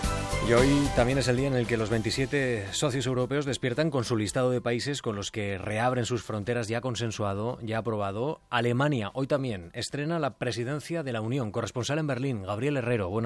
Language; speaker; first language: Spanish; native; Spanish